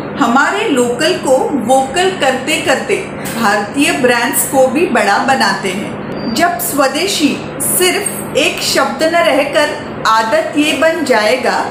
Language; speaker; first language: Hindi; non-native, local second language; Marathi